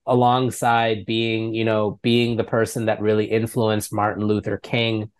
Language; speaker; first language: English; native; English